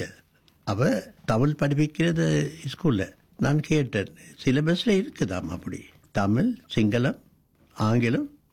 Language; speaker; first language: Tamil; non-native, local second language; Sinhala